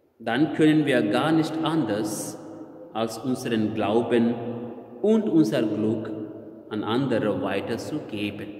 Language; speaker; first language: German; non-native, fluent; Telugu